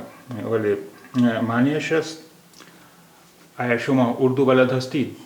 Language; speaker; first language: Persian; non-native, fluent; Urdu